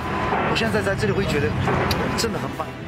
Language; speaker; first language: Chinese; non-native, fluent; Turkish